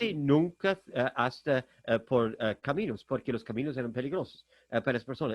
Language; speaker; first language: Spanish; non-native, fluent; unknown